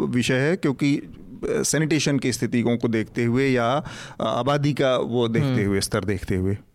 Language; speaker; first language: Hindi; native; Hindi